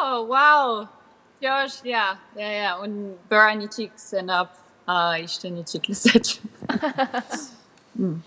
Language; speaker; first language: Albanian; early bilingual, heritage; Albanian